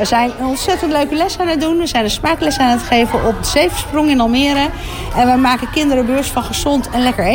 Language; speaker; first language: Dutch; native; Dutch